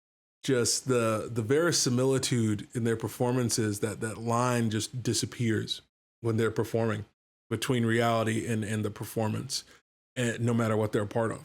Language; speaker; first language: English; native; English